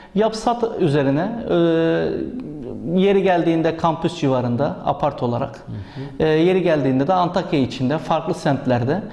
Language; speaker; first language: Turkish; native; Turkish